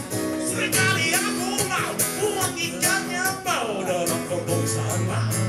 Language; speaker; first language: Indonesian; non-native, fluent; English